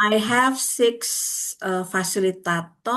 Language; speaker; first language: English; non-native, learner; Indonesian